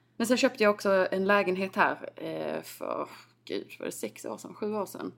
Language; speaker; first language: Swedish; native; Swedish